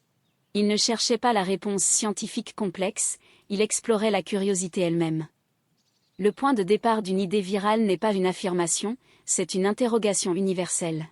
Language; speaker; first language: French; native; French